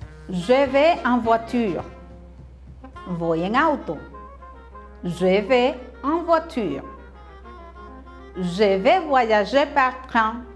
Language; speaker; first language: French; non-native, fluent; Spanish